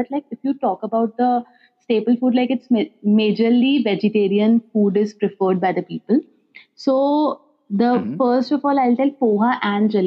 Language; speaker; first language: English; non-native, local second language; Hindi